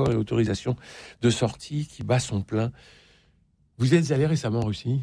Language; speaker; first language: French; native; French